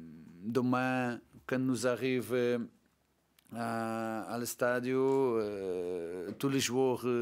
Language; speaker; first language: French; non-native, learner; Portuguese